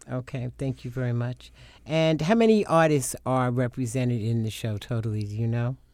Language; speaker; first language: English; native; English